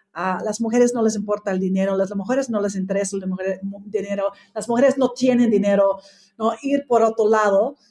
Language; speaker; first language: Spanish; non-native, fluent; English